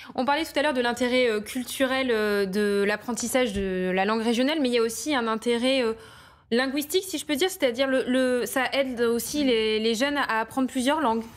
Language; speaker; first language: French; native; French